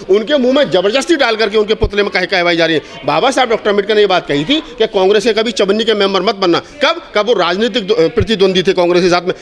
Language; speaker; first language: Hindi; native; Hindi